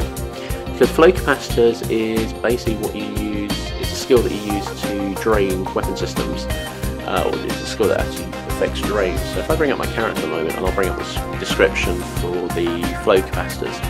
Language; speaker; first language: English; native; English